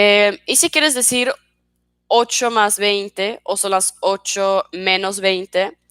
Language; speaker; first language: Spanish; non-native, fluent; Swedish